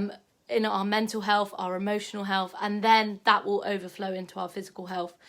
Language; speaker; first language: English; native; English